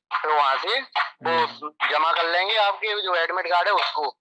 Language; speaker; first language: Hindi; native; Hindi